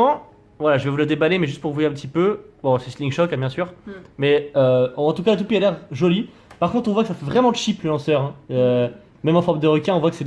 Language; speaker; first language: French; native; French